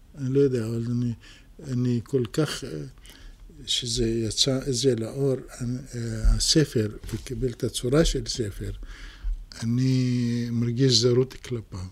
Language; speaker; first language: Hebrew; native; Hebrew